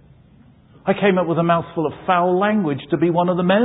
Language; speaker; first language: English; native; English